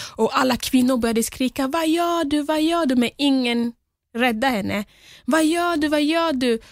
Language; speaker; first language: Swedish; early bilingual, other home language; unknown